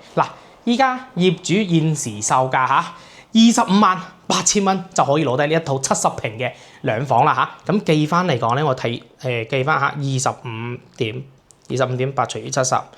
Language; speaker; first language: Cantonese; native; Cantonese